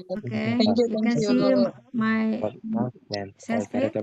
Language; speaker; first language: English; non-native, learner; Indonesian